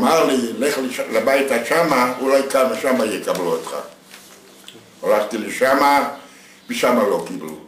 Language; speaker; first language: Hebrew; non-native, fluent; Yiddish